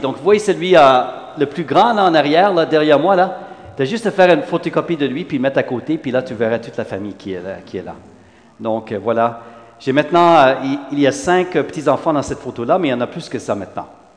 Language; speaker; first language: French; non-native, fluent; English